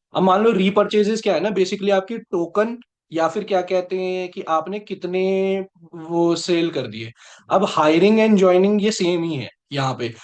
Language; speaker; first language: Hindi; native; Hindi